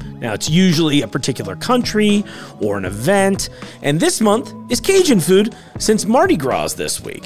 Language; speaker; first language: English; native; English